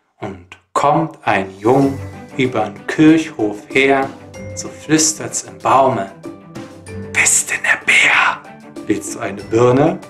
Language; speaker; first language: German; native; German